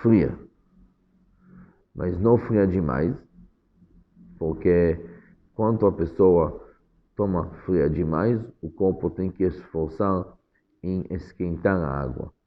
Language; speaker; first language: Portuguese; non-native, fluent; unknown